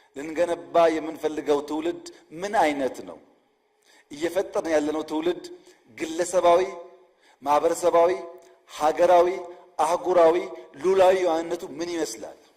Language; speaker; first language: Amharic; non-native, local second language; Oromo